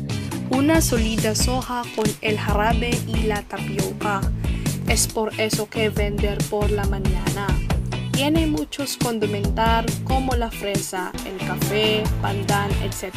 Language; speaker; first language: Spanish; non-native, learner; Filipino